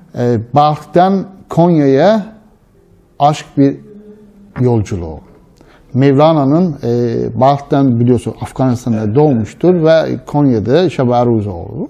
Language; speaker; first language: Turkish; non-native, fluent; Persian